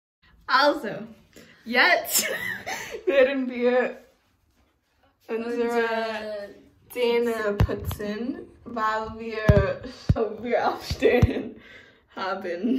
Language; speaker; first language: German; non-native, learner; English